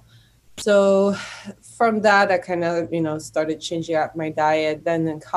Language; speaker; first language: English; non-native, fluent; Polish